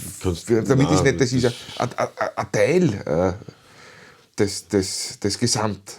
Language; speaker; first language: German; native; German